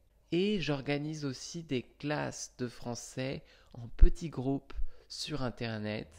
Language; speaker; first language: French; non-native, fluent; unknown